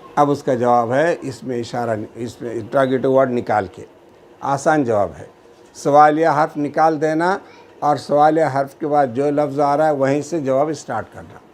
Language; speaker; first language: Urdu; native; Urdu